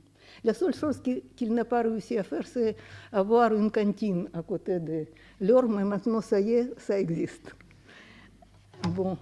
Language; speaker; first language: French; non-native, fluent; Russian